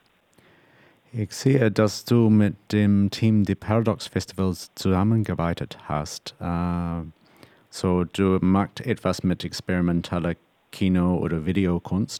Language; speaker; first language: German; non-native, learner; English